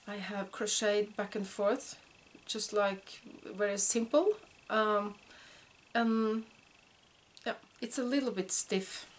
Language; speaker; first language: English; non-native, fluent; Norwegian